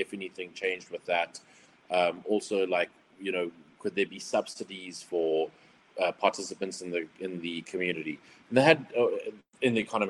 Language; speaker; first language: English; native; English